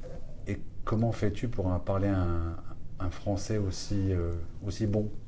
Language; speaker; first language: French; native; French